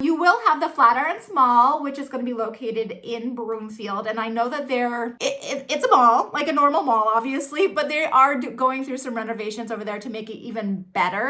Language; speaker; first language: English; native; English